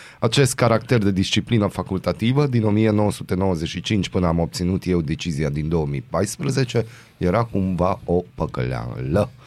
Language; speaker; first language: Romanian; non-native, local second language; Hungarian